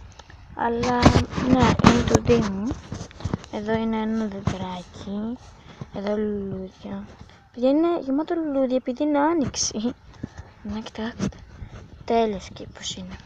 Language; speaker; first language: Greek; early bilingual, other home language; Bulgarian